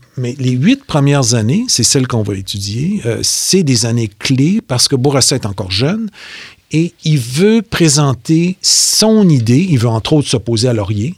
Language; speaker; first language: French; native; French